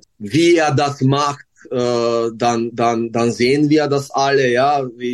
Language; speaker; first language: German; non-native, fluent; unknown